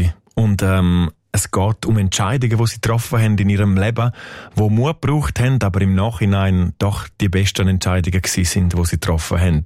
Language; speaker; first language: German; native; German